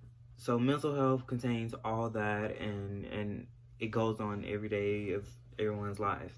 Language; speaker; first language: English; native; English